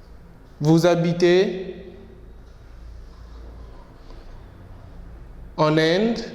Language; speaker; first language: French; non-native, fluent; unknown